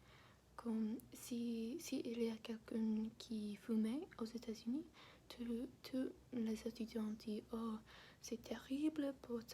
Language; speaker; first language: French; non-native, learner; English